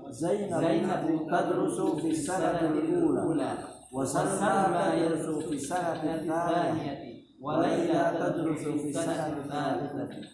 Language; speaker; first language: Arabic; non-native, learner; Indonesian